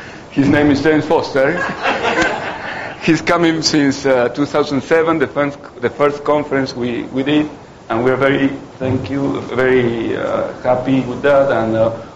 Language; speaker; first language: English; non-native, fluent; Spanish